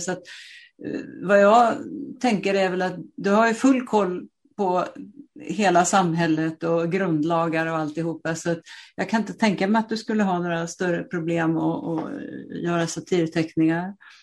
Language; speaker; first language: Swedish; native; Swedish